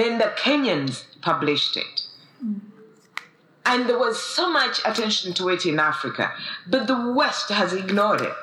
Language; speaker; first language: English; non-native, local second language; Ganda